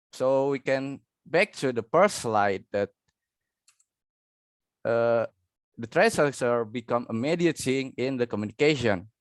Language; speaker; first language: English; non-native, learner; Indonesian